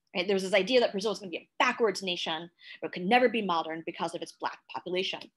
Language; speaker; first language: English; native; English